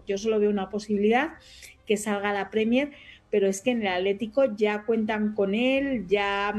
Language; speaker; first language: Spanish; native; Spanish